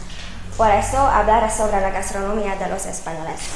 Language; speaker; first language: Spanish; non-native, fluent; Hungarian